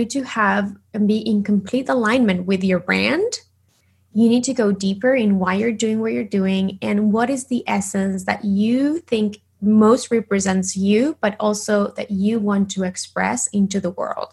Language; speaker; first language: English; non-native, fluent; Spanish